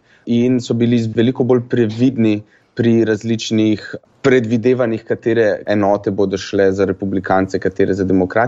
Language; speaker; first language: Slovenian; native; Slovenian